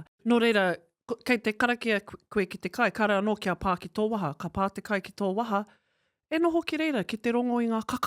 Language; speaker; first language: Māori; non-native, local second language; English